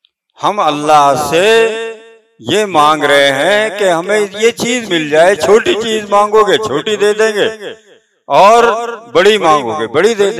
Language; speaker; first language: Urdu; native; Urdu